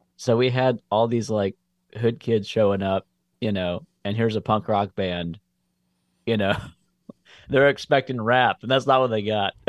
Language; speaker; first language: English; native; English